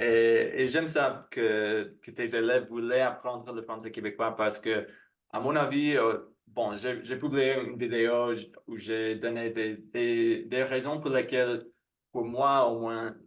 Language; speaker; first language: French; non-native, fluent; English